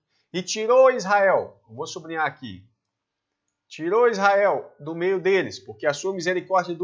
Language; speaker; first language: Portuguese; native; Portuguese